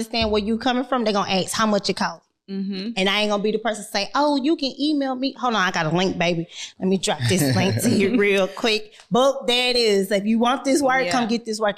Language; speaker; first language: English; native; English